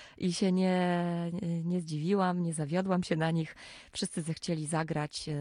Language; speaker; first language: Polish; non-native, local second language; Kashubian